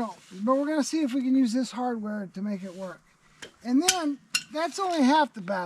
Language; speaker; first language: English; native; English